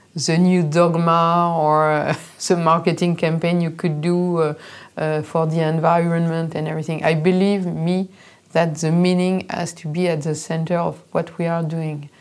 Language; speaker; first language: English; non-native, fluent; French